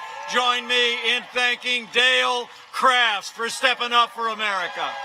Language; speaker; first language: English; native; English